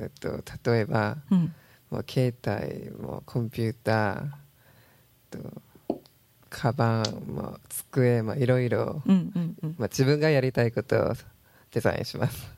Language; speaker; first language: Japanese; non-native, learner; Korean